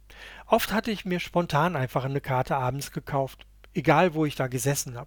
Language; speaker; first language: German; native; German